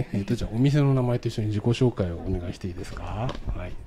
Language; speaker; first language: Japanese; native; Japanese